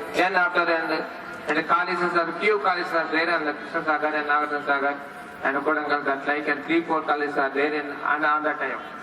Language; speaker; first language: English; non-native, local second language; Telugu